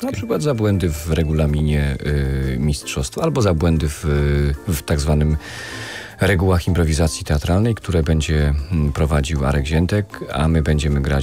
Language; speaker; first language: Polish; native; Polish